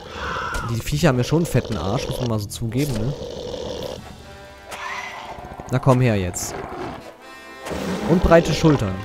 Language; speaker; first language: German; native; German